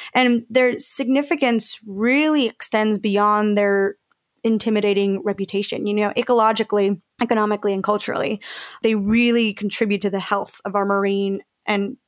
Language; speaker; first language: English; early bilingual, other home language; Spanish